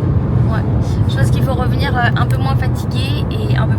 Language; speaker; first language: French; native; French